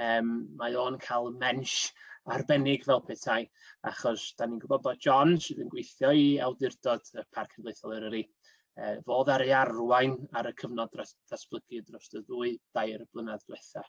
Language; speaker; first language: Welsh; native; Welsh